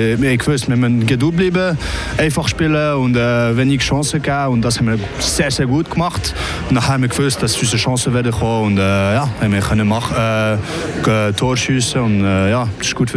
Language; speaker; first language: German; non-native, local second language; French